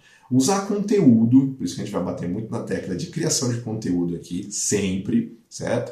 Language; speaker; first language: Portuguese; native; Portuguese